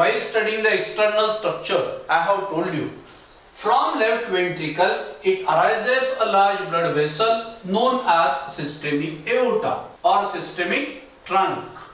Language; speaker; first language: English; non-native, local second language; Marathi